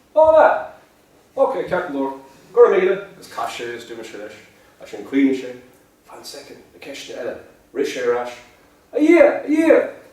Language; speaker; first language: Irish; native; Irish